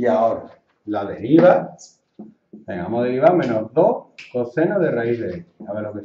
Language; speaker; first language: Spanish; native; Spanish